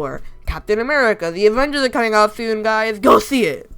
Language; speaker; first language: English; native; English